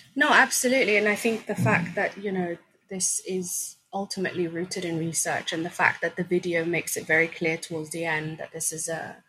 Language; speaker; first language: English; non-native, fluent; Swedish